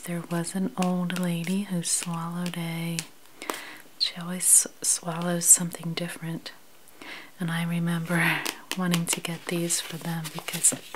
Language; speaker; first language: English; native; English